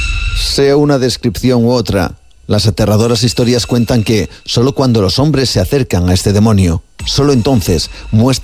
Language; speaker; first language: Spanish; native; Spanish